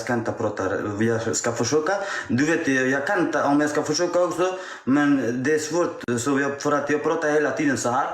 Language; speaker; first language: Swedish; non-native, learner; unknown